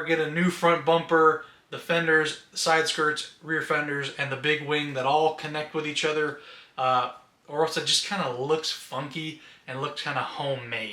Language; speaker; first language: English; native; English